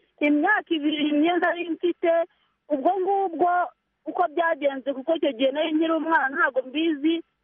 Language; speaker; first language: Kinyarwanda; early bilingual, heritage; Kinyarwanda